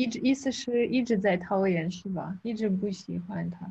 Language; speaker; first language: Chinese; non-native, fluent; Russian